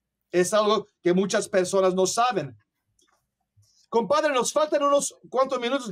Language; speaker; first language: Spanish; early bilingual, other home language; English